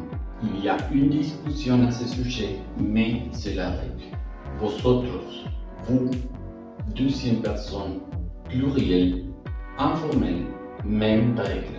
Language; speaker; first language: French; non-native, fluent; Spanish